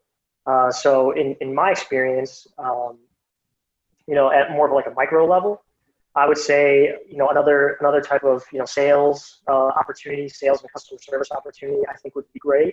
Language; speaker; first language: English; native; English